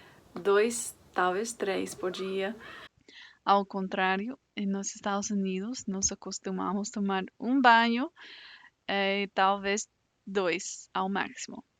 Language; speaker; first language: Portuguese; non-native, fluent; English